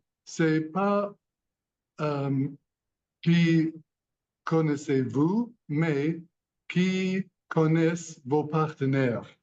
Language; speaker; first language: French; non-native, learner; English